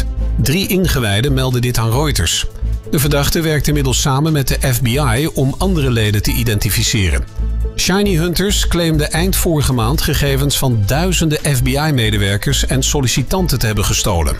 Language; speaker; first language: Dutch; native; Dutch